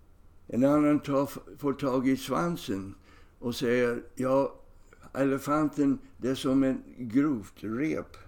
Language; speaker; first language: Swedish; non-native, fluent; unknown